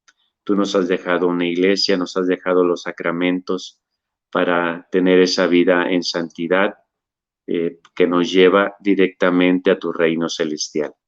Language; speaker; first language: Spanish; native; Spanish